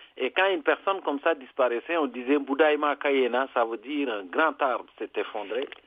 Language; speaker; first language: French; non-native, local second language; Serer